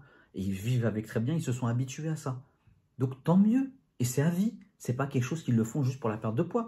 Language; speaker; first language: French; native; French